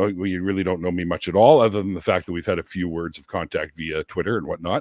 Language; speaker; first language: English; native; English